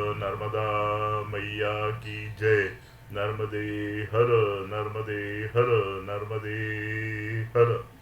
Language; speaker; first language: Hindi; non-native, local second language; Marathi